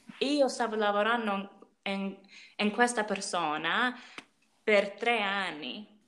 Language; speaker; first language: Italian; non-native, learner; English